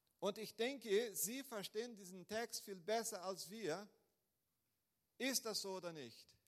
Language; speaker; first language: German; non-native, fluent; Portuguese